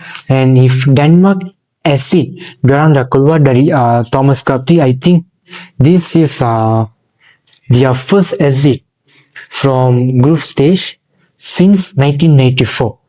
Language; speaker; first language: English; non-native, learner; Malay